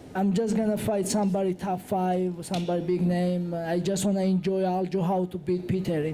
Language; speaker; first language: English; non-native, learner; Georgian